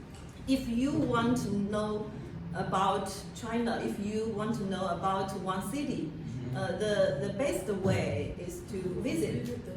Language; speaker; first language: English; non-native, learner; Chinese